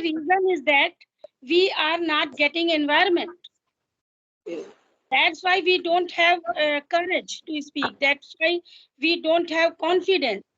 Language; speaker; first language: English; non-native, local second language; Hindi